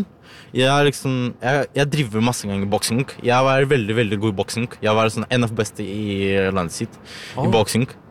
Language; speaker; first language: Norwegian; early bilingual, other home language; Ukrainian